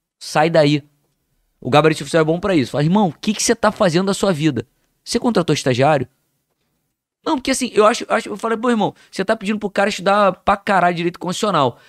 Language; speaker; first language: Portuguese; native; Portuguese